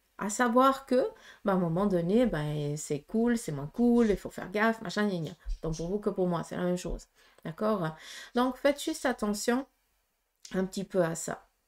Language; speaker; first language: French; early bilingual, other home language; Portuguese